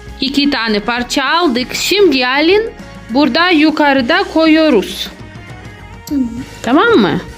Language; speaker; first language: Turkish; non-native, learner; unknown